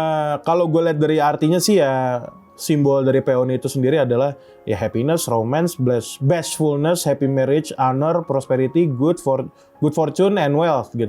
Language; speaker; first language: Indonesian; native; Indonesian